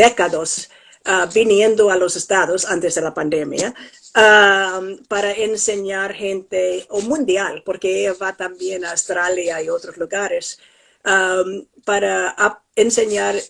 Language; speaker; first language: Spanish; non-native, fluent; English